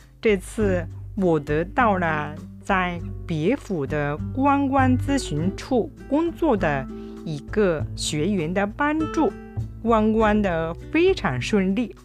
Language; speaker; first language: Chinese; non-native, fluent; Japanese